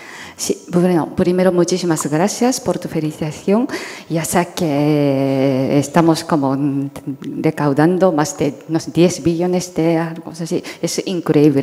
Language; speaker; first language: Spanish; non-native, fluent; Japanese